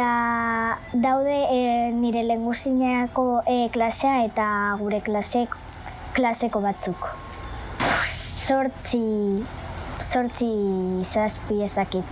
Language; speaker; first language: Basque; non-native, local second language; Spanish